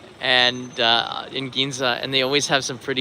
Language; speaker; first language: English; native; English